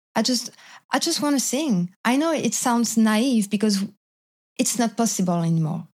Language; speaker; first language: English; non-native, fluent; French